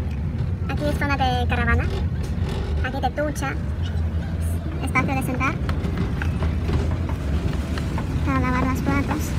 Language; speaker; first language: Spanish; non-native, learner; Chinese